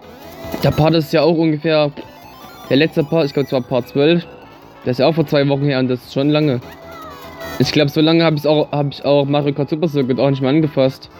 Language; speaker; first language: German; native; German